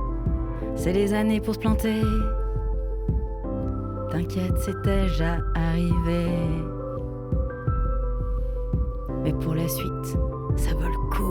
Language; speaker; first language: French; native; French